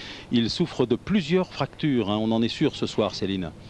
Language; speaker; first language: French; native; French